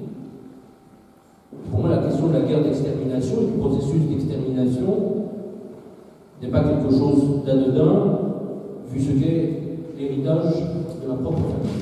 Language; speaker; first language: French; native; French